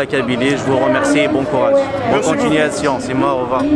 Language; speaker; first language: French; non-native, local second language; Kabyle